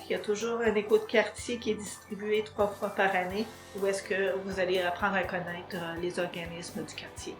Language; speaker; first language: French; native; French